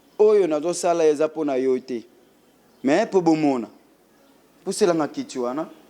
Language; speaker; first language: Lingala; non-native, local second language; Kongo